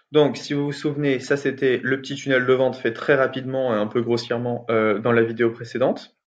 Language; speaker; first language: French; native; French